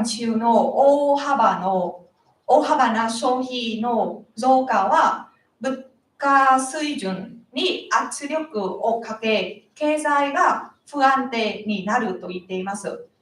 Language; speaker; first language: Japanese; non-native, learner; Vietnamese